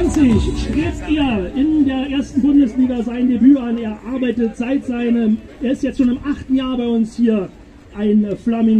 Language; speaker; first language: German; native; German